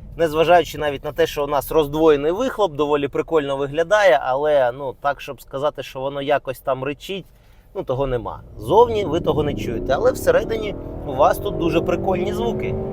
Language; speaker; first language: Ukrainian; non-native, local second language; Russian